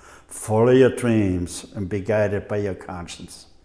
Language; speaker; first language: English; non-native, fluent; German